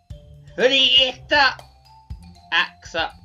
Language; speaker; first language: Japanese; non-native, learner; Spanish